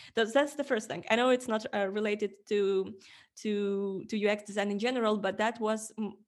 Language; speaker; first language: English; non-native, fluent; Ukrainian